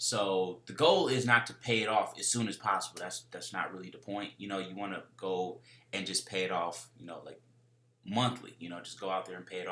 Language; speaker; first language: English; native; English